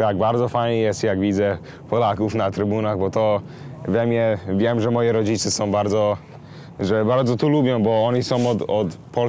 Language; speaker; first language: Polish; early bilingual, heritage; English